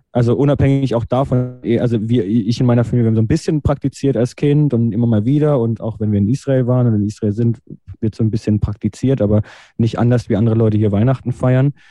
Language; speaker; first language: German; native; German